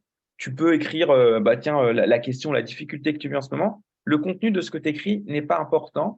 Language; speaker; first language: French; native; French